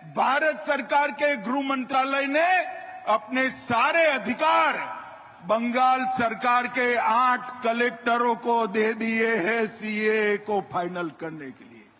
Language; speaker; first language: Hindi; non-native, local second language; Gujarati